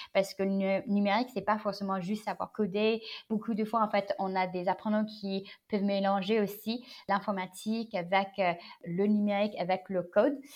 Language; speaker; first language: French; non-native, fluent; Chinese